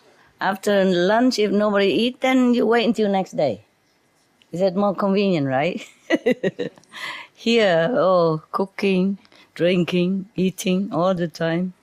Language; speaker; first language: English; non-native, fluent; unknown